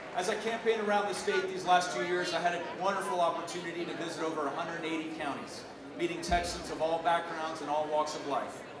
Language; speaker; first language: English; early bilingual, other home language; Spanish